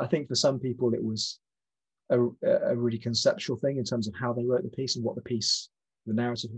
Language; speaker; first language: English; native; English